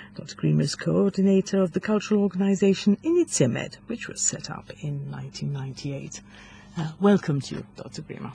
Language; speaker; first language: English; non-native, local second language; Maltese